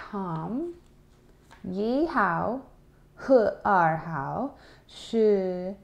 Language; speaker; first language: Chinese; non-native, learner; English